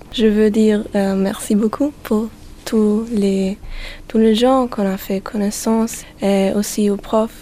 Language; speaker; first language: French; non-native, learner; German